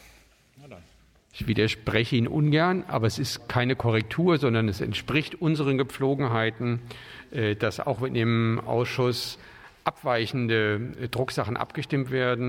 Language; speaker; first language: German; native; German